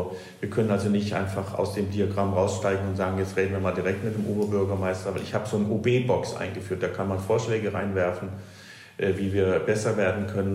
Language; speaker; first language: German; non-native, fluent; Danish